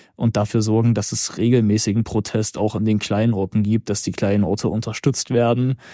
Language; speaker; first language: German; native; German